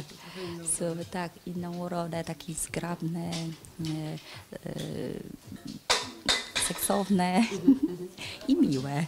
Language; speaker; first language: Polish; non-native, learner; Vietnamese